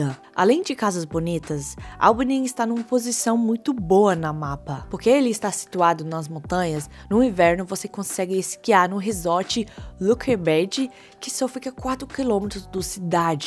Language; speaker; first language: Portuguese; non-native, fluent; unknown